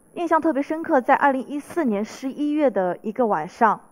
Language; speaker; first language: Chinese; native; Chinese